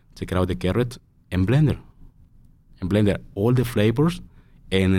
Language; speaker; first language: English; non-native, learner; Spanish